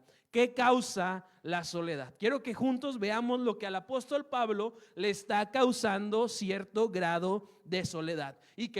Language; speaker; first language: Spanish; native; Spanish